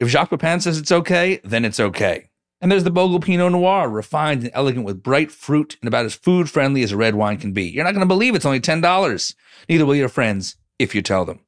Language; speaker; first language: English; native; English